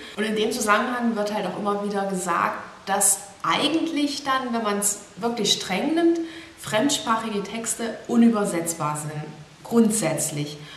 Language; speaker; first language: German; native; German